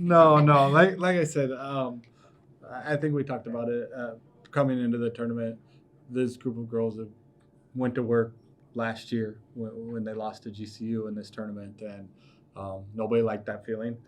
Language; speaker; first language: English; native; English